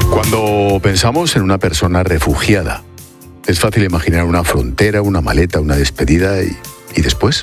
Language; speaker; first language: Spanish; non-native, local second language; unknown